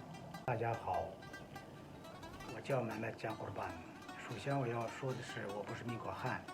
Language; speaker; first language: Chinese; non-native, local second language; Uyghur